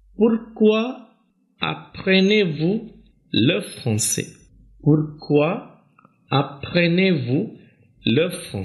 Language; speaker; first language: French; non-native, fluent; Tamil